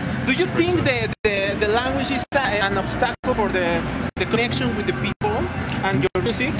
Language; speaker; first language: English; non-native, learner; Spanish